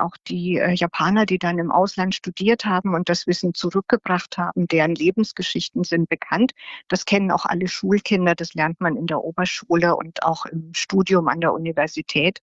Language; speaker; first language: German; native; German